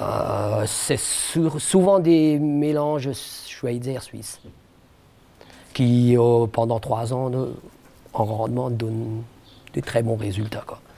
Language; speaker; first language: French; native; French